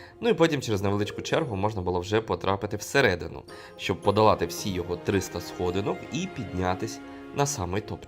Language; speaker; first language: Ukrainian; native; Ukrainian